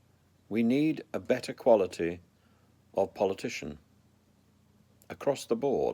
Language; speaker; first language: English; native; English